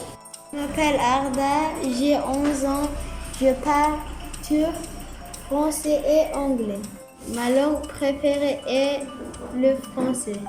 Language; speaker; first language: French; non-native, local second language; Turkish